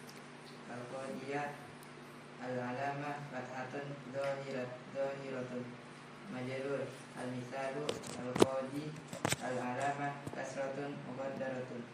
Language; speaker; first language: Arabic; non-native, learner; Indonesian